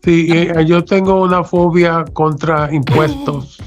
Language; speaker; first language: Spanish; early bilingual, heritage; Spanish